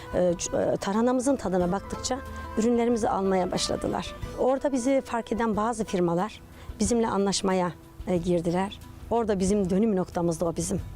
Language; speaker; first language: Turkish; native; Turkish